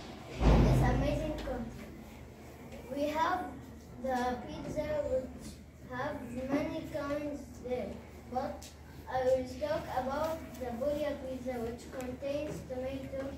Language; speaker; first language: English; non-native, learner; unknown